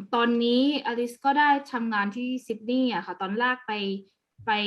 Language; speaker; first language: Thai; early bilingual, other home language; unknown